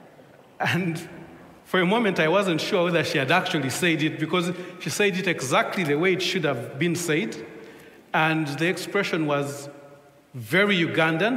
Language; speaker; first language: English; non-native, local second language; Ganda